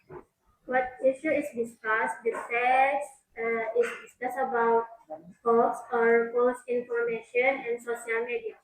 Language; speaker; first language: English; non-native, learner; Indonesian